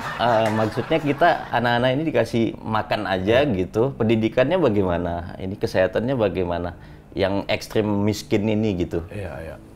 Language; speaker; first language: Indonesian; non-native, fluent; German